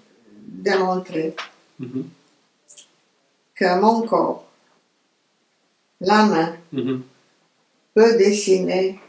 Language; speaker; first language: French; non-native, fluent; Romanian